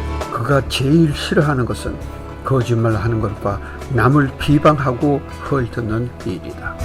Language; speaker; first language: Korean; native; Korean